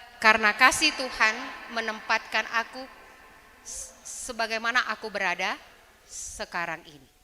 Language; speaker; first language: Indonesian; native; Indonesian